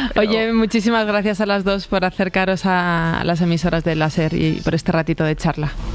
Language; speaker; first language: Spanish; native; Spanish